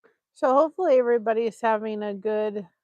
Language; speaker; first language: English; native; English